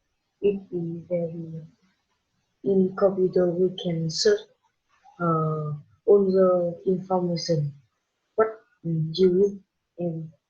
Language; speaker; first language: English; non-native, learner; Vietnamese